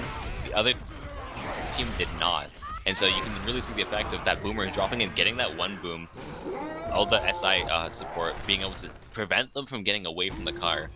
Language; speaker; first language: English; native; English